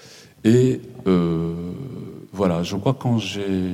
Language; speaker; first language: French; non-native, fluent; Japanese